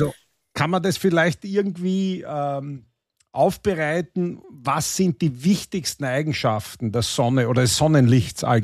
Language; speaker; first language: German; native; German